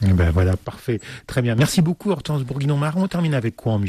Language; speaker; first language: French; native; French